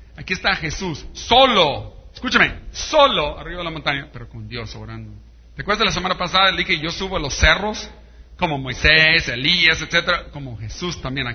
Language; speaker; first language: Spanish; early bilingual, heritage; Spanish